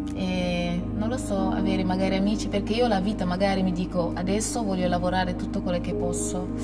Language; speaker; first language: Italian; non-native, fluent; Wolof